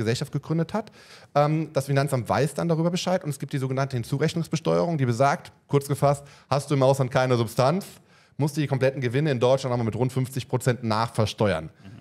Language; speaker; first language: German; native; German